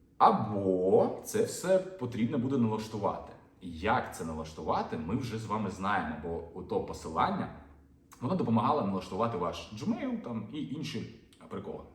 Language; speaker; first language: Ukrainian; non-native, local second language; Russian